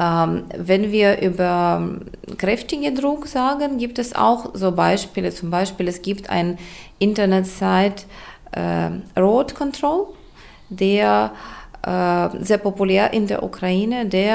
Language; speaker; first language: German; non-native, fluent; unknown